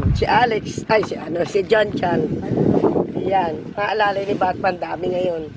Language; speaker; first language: Filipino; native; Filipino